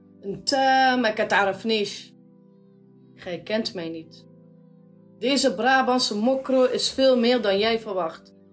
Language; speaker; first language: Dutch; early bilingual, other home language; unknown